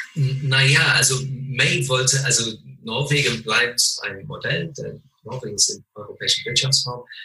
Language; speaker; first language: German; non-native, fluent; English